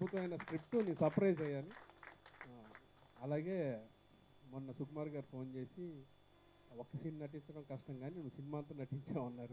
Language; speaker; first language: Telugu; native; Telugu